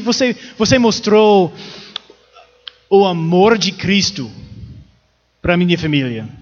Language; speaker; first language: Portuguese; non-native, learner; English